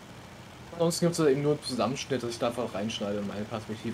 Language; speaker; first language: German; native; German